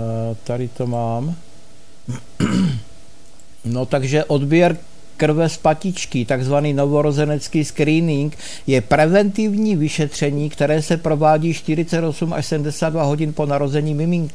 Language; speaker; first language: Czech; native; Czech